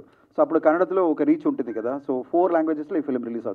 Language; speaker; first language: Telugu; non-native, fluent; Tamil